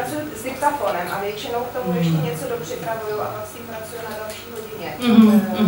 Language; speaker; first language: Czech; native; Czech